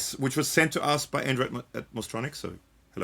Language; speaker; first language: English; native; English